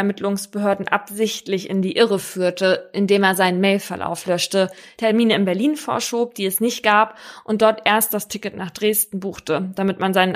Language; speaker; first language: German; native; German